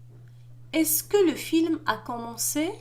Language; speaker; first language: French; non-native, local second language; Arabic